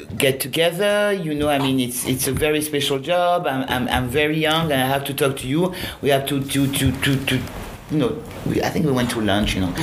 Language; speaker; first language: English; non-native, fluent; French